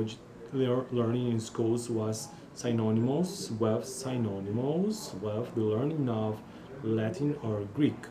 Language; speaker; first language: English; non-native, learner; Portuguese